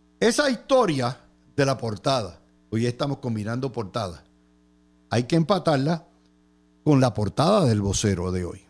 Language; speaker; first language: Spanish; native; Spanish